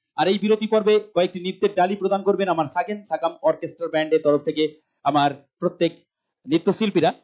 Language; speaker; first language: Bangla; non-native, local second language; Santali